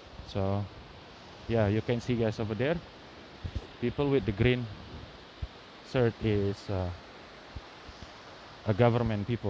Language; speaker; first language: English; non-native, learner; Indonesian